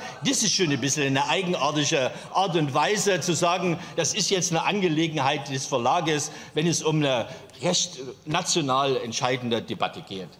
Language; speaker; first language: German; native; German